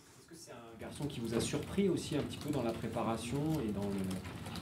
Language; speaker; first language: French; native; French